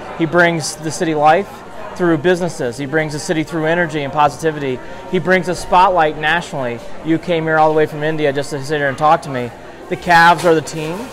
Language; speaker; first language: English; native; English